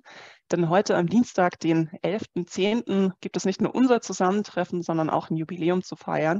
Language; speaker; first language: German; native; German